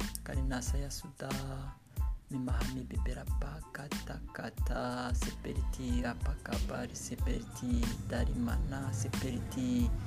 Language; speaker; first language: Indonesian; non-native, learner; Kinyarwanda